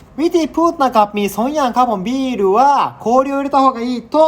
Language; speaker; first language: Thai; non-native, learner; Japanese